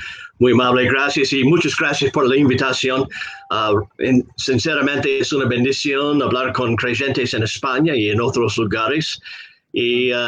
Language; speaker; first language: Spanish; non-native, fluent; English